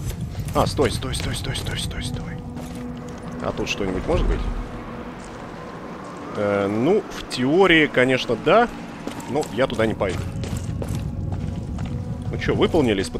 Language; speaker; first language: Russian; native; Russian